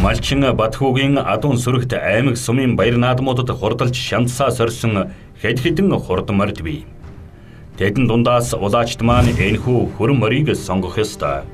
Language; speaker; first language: Mongolian; native; Mongolian